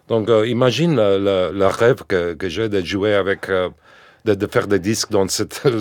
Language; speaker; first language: French; non-native, fluent; English